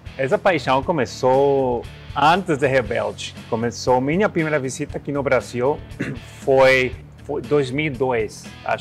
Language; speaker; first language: Portuguese; non-native, learner; Spanish